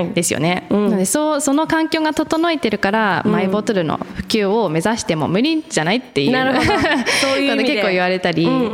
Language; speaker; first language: Japanese; early bilingual, heritage; Japanese